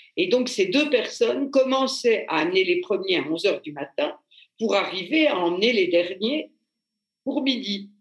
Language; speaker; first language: French; native; French